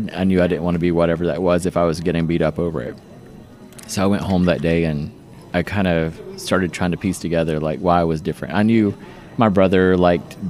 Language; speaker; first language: English; native; English